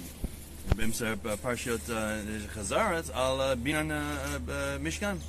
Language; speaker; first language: Hebrew; non-native, learner; English